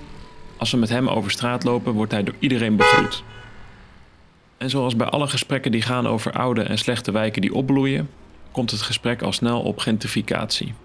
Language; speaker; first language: Dutch; native; Dutch